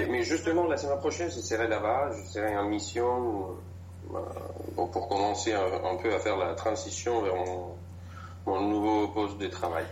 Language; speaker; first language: French; non-native, fluent; Spanish